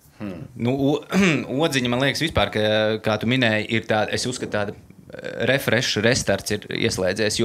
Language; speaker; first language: Latvian; native; Latvian